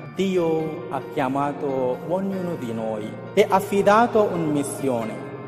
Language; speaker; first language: Italian; non-native, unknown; Telugu